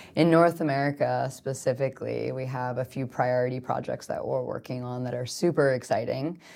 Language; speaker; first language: English; native; English